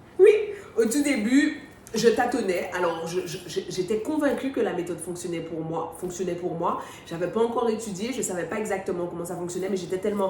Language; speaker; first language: French; native; French